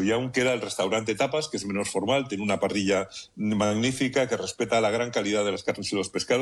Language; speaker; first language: Spanish; native; Spanish